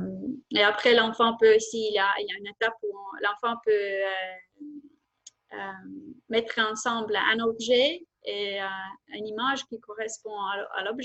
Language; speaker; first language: French; non-native, fluent; Estonian